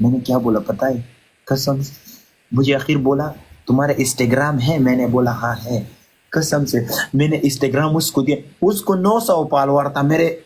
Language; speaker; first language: Hindi; non-native, learner; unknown